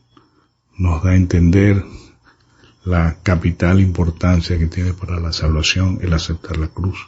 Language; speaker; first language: Spanish; native; Spanish